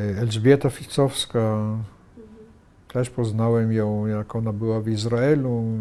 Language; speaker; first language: Polish; native; Polish